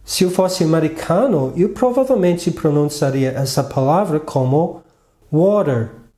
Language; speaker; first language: Portuguese; non-native, fluent; English